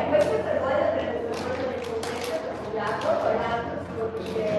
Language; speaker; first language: Italian; native; Italian